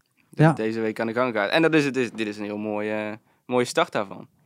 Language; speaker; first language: Dutch; native; Dutch